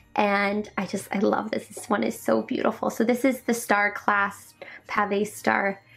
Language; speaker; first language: English; native; English